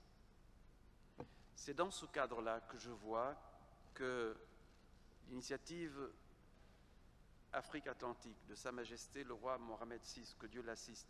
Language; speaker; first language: French; non-native, fluent; Kabuverdianu